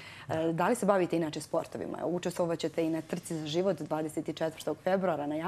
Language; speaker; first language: Croatian; native; Croatian